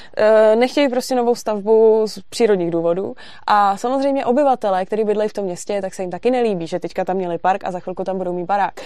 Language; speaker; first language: Czech; native; Czech